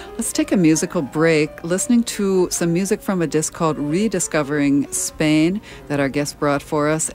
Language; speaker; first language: English; native; English